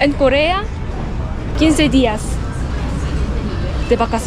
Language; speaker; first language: Spanish; non-native, learner; Korean